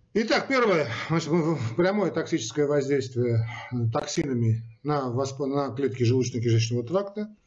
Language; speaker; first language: Russian; non-native, local second language; Armenian